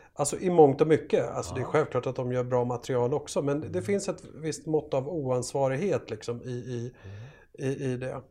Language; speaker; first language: Swedish; native; Swedish